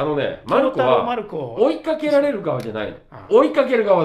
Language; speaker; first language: Japanese; native; Japanese